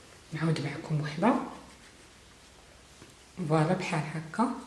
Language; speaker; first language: Arabic; native; Arabic